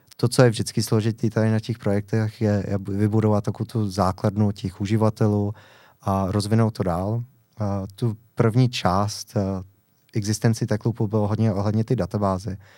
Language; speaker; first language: Czech; non-native, fluent; English